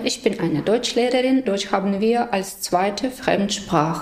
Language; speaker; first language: German; non-native, fluent; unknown